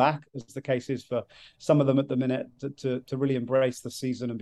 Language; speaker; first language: English; native; English